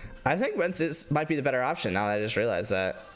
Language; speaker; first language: English; native; English